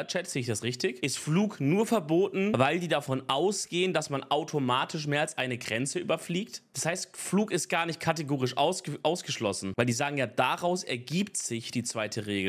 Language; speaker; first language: German; native; German